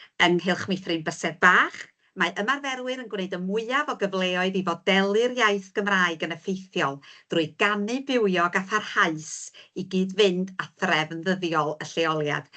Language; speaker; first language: Welsh; native; Welsh